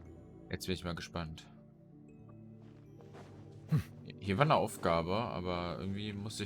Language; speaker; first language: German; native; German